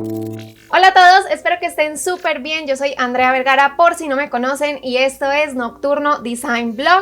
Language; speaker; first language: Spanish; native; Spanish